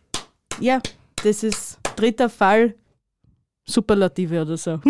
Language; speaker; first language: German; native; German